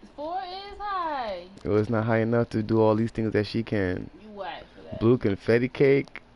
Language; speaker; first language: English; native; English